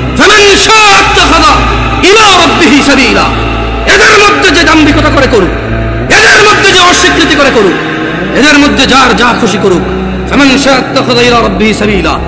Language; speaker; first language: Bangla; early bilingual, heritage; Bangla